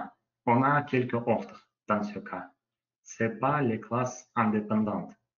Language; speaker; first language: French; non-native, learner; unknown